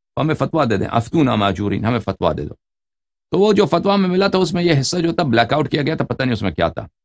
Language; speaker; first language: Urdu; non-native, fluent; Persian